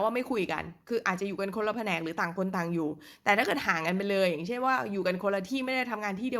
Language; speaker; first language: Thai; native; Thai